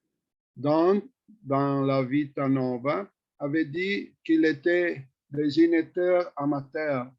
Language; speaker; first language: French; non-native, fluent; Italian